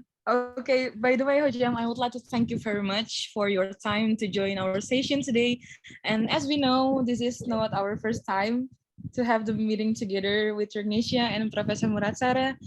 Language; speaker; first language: English; non-native, fluent; Indonesian